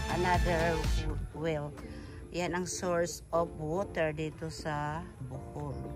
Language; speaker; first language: Filipino; non-native, local second language; Cebuano